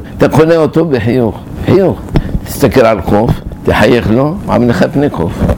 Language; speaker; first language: Hebrew; early bilingual, other home language; Arabic